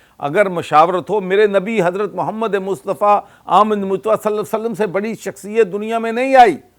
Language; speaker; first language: Urdu; non-native, local second language; Punjabi